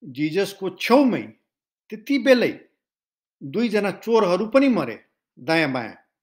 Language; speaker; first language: Nepali; non-native, local second language; Maithili